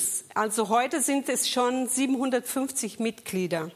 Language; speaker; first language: German; non-native, fluent; Portuguese